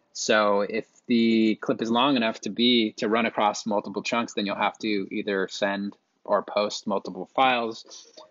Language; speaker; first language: English; native; English